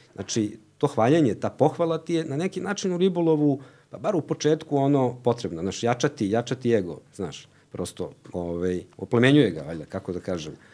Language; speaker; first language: Serbian; native; Serbian